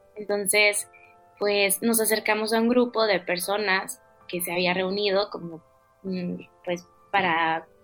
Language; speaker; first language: Spanish; native; Spanish